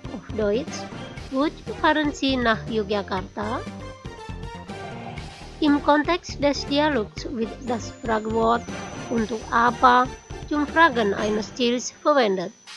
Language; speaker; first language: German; non-native, fluent; Indonesian